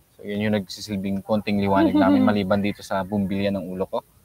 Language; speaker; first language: Filipino; native; Filipino